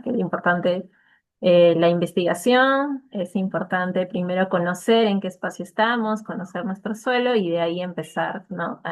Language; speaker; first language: Spanish; native; Spanish